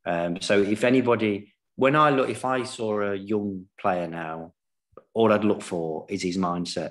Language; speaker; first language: English; native; English